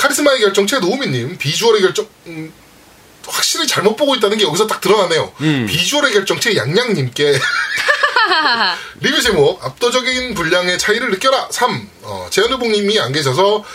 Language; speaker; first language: Korean; native; Korean